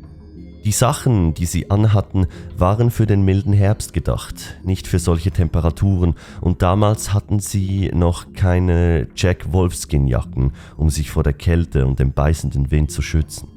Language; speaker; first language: German; native; German